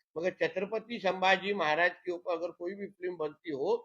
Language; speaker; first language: Hindi; non-native, local second language; Marathi